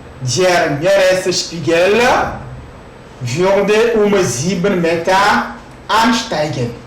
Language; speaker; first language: German; non-native, fluent; French